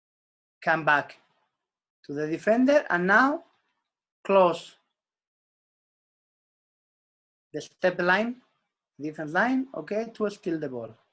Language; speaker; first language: English; non-native, learner; Spanish